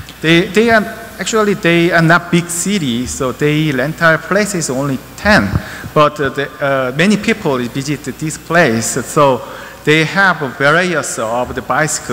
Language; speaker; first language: English; non-native, learner; Korean